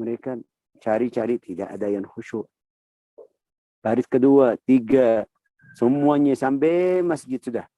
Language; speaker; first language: Indonesian; non-native, fluent; Arabic